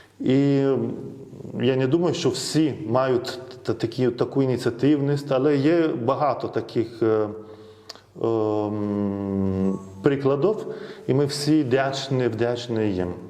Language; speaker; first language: Ukrainian; non-native, fluent; Lithuanian